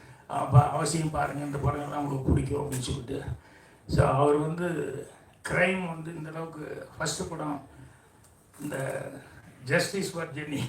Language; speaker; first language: Tamil; native; Tamil